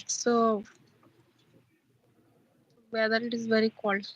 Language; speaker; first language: English; non-native, learner; Hindi